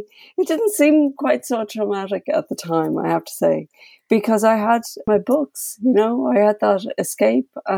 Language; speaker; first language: English; native; English